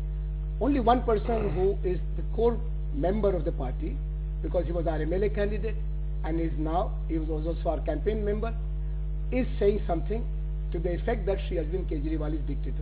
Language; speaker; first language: English; non-native, local second language; Hindi